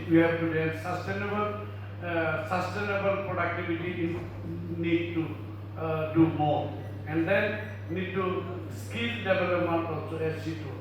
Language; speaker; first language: English; non-native, learner; Bangla